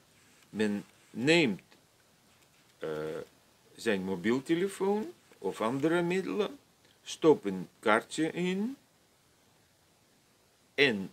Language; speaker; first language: Dutch; non-native, fluent; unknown